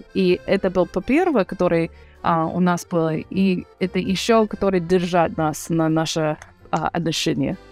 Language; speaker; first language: Russian; non-native, learner; English